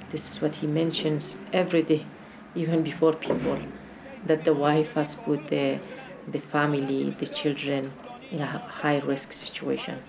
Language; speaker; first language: English; non-native, fluent; Persian